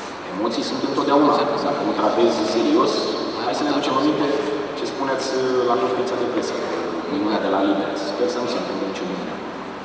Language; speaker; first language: Romanian; native; Romanian